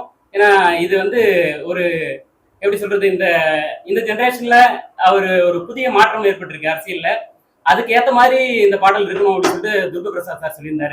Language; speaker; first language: Tamil; native; Tamil